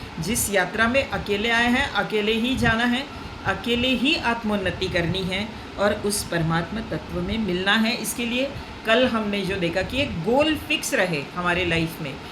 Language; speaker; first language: Hindi; non-native, local second language; Marathi